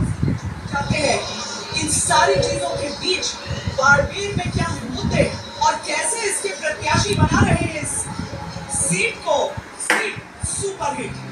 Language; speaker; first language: Hindi; native; Hindi